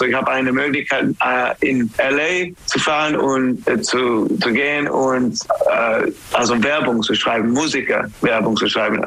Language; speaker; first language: German; non-native, learner; English